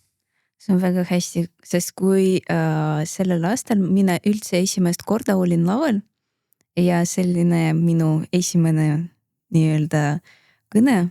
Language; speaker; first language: Estonian; non-native, local second language; Russian